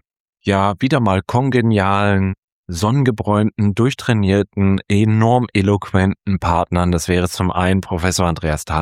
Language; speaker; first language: German; native; German